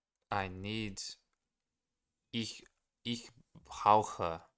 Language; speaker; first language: German; non-native, learner; English